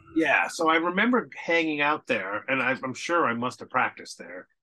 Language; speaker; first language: English; native; English